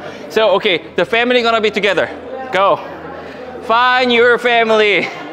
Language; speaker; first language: English; non-native, learner; Korean